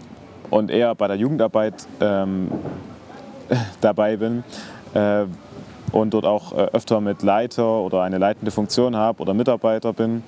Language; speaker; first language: German; native; German